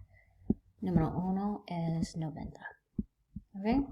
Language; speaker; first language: Spanish; non-native, learner; English